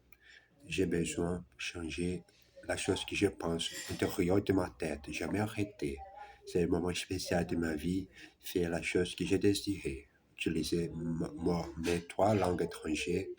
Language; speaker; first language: French; non-native, learner; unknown